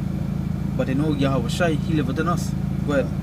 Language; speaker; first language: English; native; English